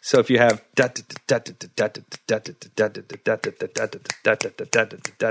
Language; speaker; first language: English; early bilingual, other home language; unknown